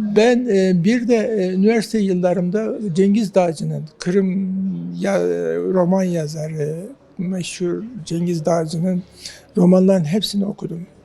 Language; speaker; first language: Turkish; native; Turkish